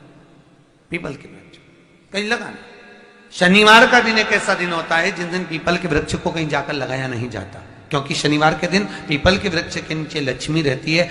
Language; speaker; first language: Hindi; native; Hindi